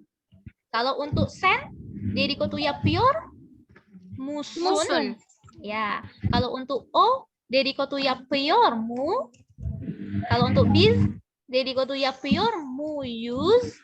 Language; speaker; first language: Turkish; non-native, fluent; Indonesian